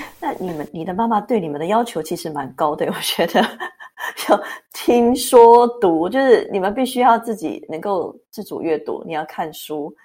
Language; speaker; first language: Chinese; native; Chinese